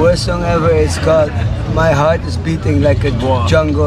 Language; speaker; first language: English; non-native, fluent; German